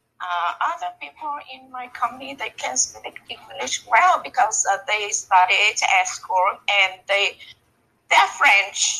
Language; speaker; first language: English; non-native, learner; Vietnamese